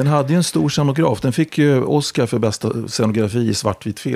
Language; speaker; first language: Swedish; native; Swedish